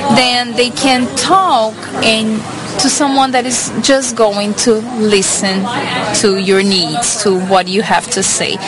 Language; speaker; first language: English; non-native, fluent; Portuguese